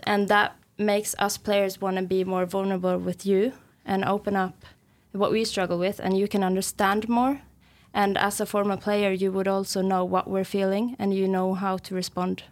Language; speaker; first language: English; non-native, fluent; Norwegian